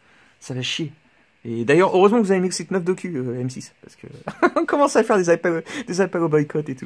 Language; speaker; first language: French; native; French